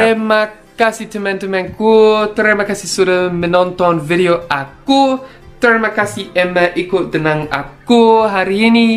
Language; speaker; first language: Indonesian; non-native, learner; English